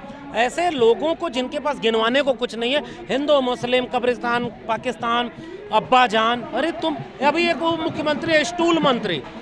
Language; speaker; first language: Hindi; native; Hindi